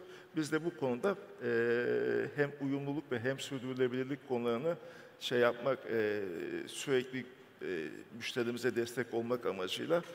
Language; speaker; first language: Turkish; native; Turkish